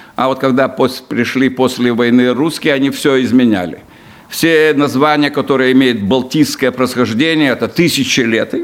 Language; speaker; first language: Russian; non-native, local second language; Lithuanian